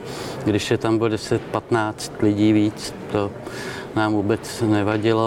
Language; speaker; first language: Czech; native; Czech